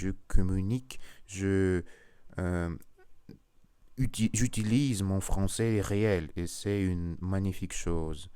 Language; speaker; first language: French; non-native, learner; Russian